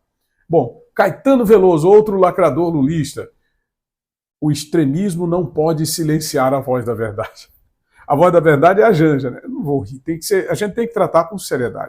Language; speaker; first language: Portuguese; native; Portuguese